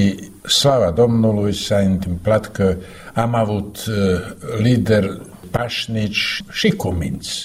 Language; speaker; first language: Romanian; non-native, learner; Slovak